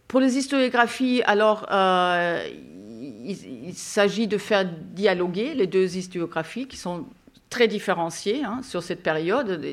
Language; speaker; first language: French; non-native, fluent; German